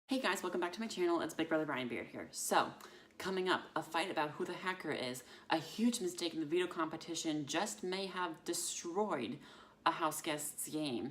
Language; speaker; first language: English; native; English